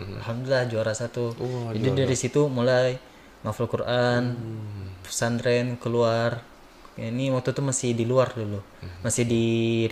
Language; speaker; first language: Indonesian; native; Indonesian